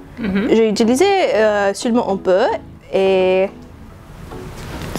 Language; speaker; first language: French; non-native, learner; English